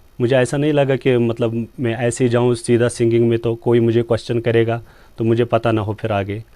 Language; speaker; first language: Hindi; non-native, local second language; Kashmiri